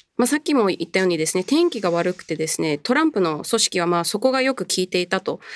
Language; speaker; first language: Japanese; early bilingual, heritage; Japanese